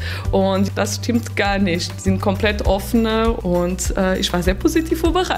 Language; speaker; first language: German; non-native, fluent; Portuguese